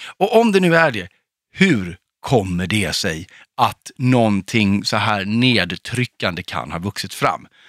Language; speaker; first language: Swedish; native; Swedish